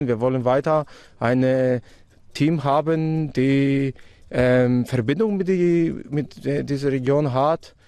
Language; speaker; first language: German; non-native, fluent; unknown